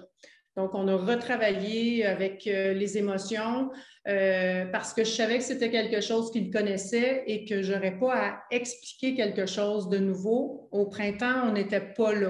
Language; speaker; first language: French; native; French